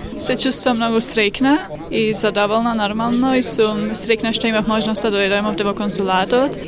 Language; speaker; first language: Macedonian; early bilingual, heritage; Macedonian